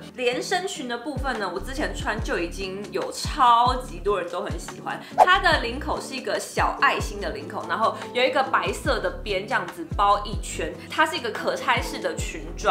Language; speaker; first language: Chinese; native; Chinese